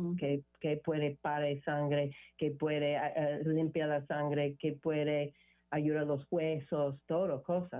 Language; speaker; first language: Spanish; non-native, learner; English